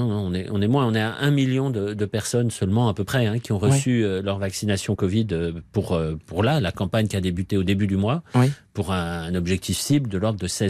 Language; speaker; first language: French; native; French